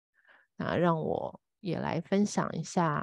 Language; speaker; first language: Chinese; native; Chinese